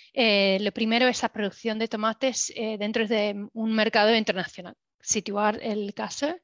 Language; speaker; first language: Spanish; non-native, fluent; English